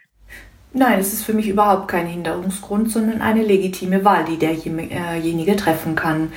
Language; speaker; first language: German; native; German